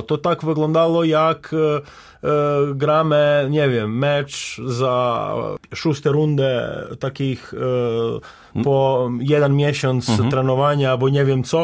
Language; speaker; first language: Polish; non-native, learner; Serbian